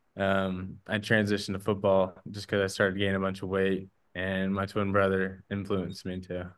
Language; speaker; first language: English; native; English